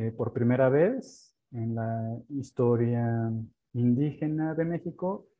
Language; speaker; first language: Spanish; native; Spanish